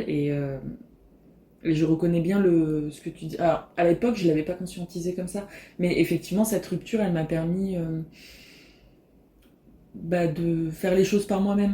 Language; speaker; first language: French; native; French